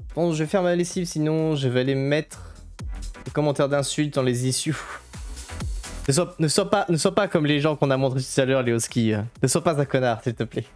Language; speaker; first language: French; native; French